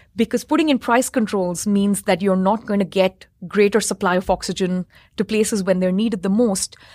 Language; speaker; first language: English; non-native, local second language; Hindi